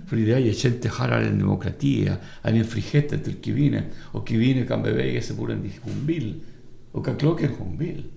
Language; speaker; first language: Norwegian; non-native, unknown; Spanish